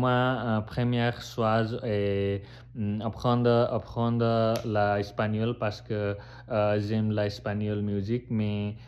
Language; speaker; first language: French; non-native, learner; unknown